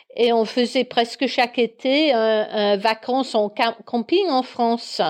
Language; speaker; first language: French; non-native, fluent; English